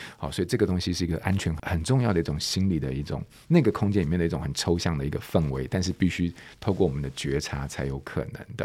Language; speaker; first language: Chinese; native; Chinese